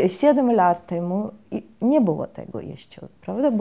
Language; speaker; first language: Polish; non-native, fluent; Russian